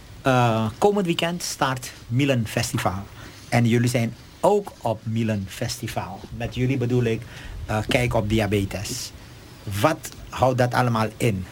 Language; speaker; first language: Dutch; native; Dutch